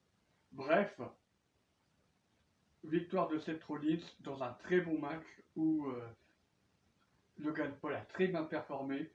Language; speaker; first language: French; native; French